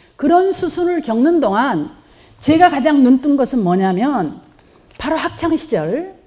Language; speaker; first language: Korean; native; Korean